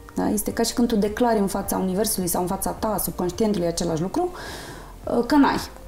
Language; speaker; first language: Romanian; native; Romanian